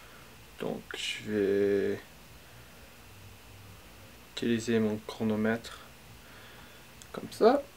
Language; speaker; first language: French; non-native, learner; English